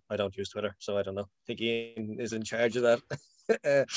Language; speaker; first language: English; native; English